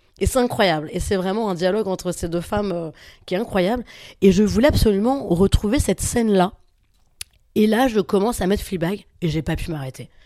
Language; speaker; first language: French; native; French